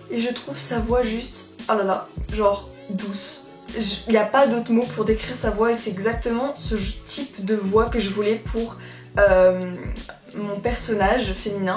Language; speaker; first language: French; native; French